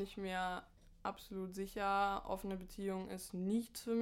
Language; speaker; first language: German; native; German